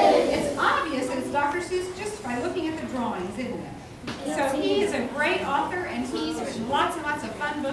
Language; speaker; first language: English; native; English